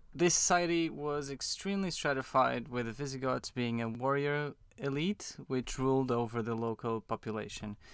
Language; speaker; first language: English; non-native, fluent; Portuguese